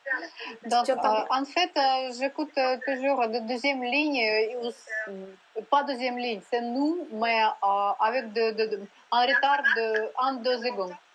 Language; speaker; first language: French; non-native, learner; Russian